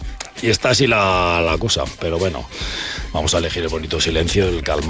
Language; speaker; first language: Spanish; native; Spanish